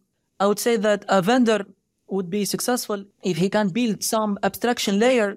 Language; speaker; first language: English; non-native, fluent; Arabic